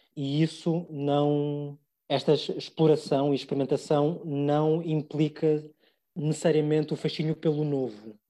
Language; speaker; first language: Portuguese; early bilingual, other home language; English